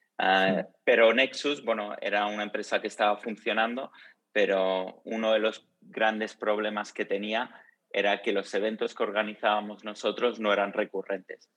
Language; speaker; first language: Spanish; early bilingual, other home language; Italian